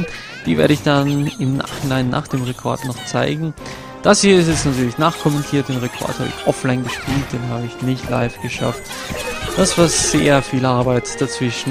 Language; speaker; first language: German; native; German